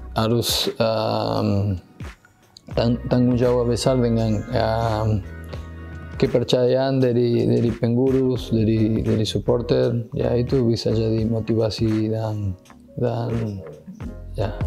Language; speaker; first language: Indonesian; non-native, fluent; Spanish